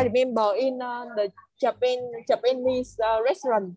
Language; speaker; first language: English; non-native, learner; Vietnamese